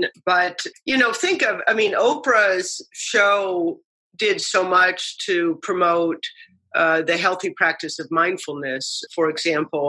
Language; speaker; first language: English; native; English